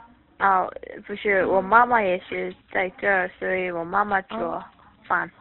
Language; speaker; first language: Chinese; non-native, learner; Korean